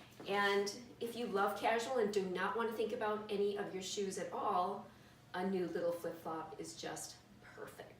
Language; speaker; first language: English; native; English